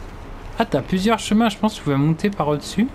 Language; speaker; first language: French; native; French